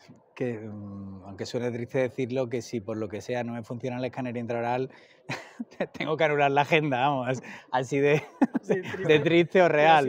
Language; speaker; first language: Spanish; native; Spanish